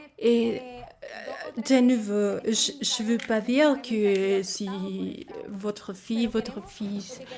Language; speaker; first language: French; non-native, fluent; Spanish